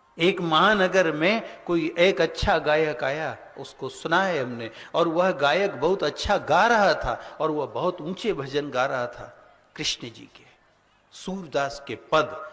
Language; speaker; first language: Hindi; native; Hindi